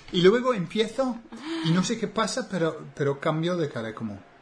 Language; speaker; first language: Spanish; non-native, fluent; English